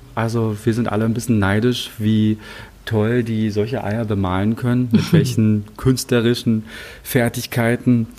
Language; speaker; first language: German; native; German